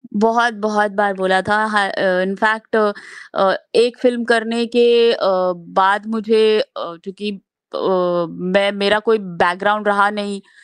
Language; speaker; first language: Hindi; native; Hindi